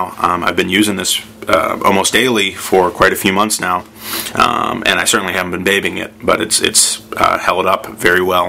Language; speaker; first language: English; native; English